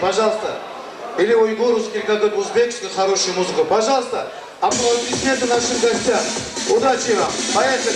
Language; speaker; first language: Russian; non-native, local second language; Azerbaijani